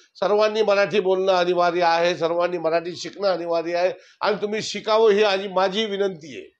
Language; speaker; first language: Marathi; non-native, local second language; Urdu